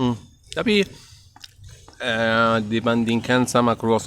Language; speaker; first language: Indonesian; non-native, learner; Arabic